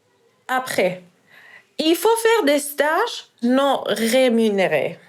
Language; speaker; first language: French; non-native, fluent; Persian